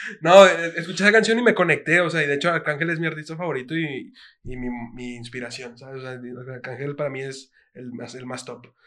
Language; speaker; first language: Spanish; native; Spanish